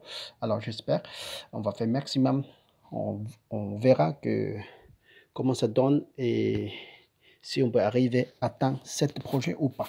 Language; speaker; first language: French; non-native, learner; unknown